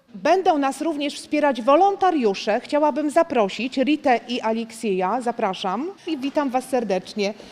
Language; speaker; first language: Polish; native; Polish